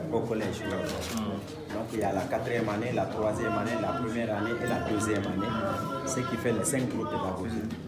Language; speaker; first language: French; non-native, local second language; Fula